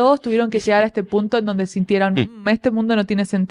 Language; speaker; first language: Spanish; native; Spanish